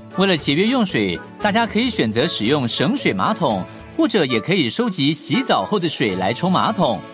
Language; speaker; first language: Chinese; native; Chinese